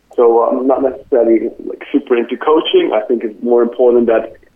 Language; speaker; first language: English; non-native, fluent; Dutch